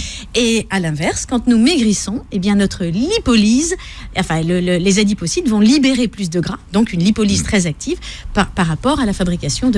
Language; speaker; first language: French; native; French